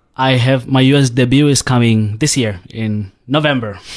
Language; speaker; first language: English; non-native, local second language; Southern Sotho